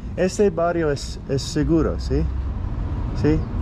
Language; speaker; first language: Spanish; non-native, learner; English